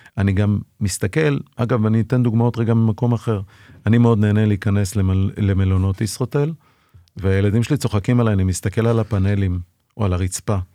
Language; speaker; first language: Hebrew; early bilingual, other home language; Persian